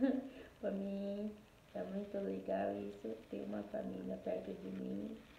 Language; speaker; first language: Portuguese; non-native, fluent; Haitian Creole